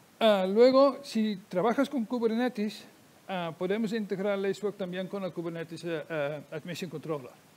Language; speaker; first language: Spanish; non-native, fluent; Dutch